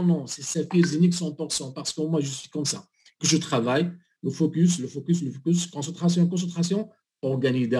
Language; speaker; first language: French; non-native, learner; Arabic